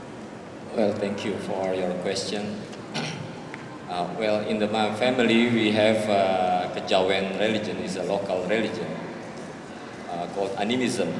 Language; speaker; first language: English; non-native, learner; Indonesian